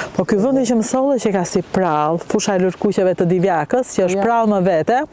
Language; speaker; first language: Albanian; native; Albanian